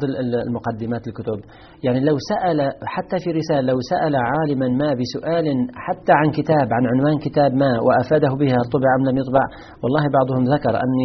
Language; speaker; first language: Arabic; native; Arabic